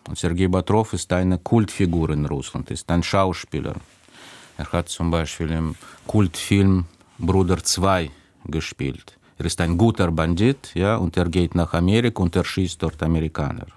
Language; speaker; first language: German; non-native, fluent; Russian